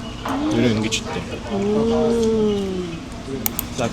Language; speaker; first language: Mongolian; non-native, fluent; Korean